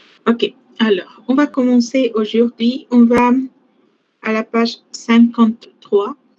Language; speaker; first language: French; non-native, fluent; Spanish